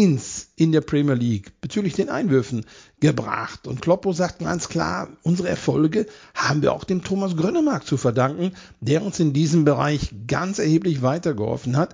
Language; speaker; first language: German; native; German